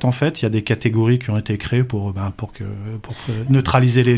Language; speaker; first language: French; native; French